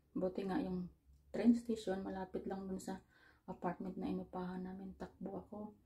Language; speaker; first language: Filipino; native; Filipino